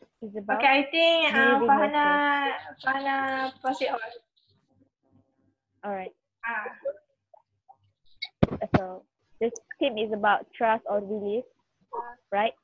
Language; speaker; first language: English; non-native, learner; Malay